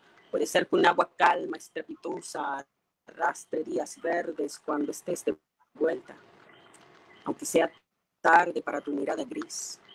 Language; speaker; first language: Spanish; native; Spanish